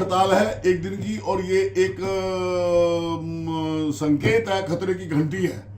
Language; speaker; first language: Hindi; native; Hindi